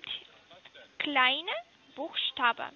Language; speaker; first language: German; non-native, learner; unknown